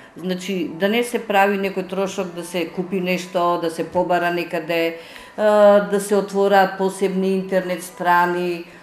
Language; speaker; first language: Macedonian; native; Macedonian